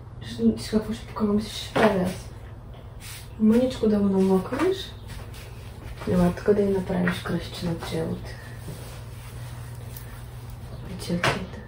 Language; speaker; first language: Bulgarian; native; Bulgarian